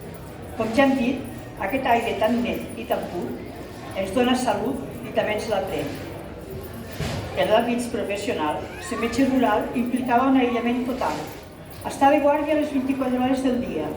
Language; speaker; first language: Catalan; native; Catalan